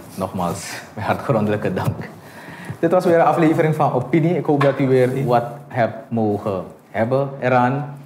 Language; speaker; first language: Dutch; native; Dutch